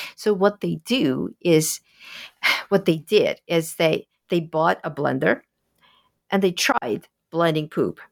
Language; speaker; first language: English; early bilingual, other home language; Russian